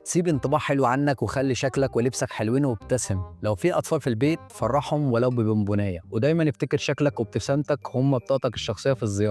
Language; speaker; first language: Arabic; native; Arabic